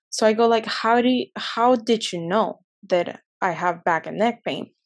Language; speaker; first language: English; early bilingual, other home language; Spanish